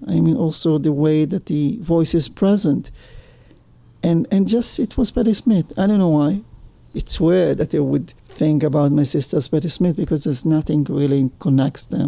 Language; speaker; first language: English; non-native, fluent; Hebrew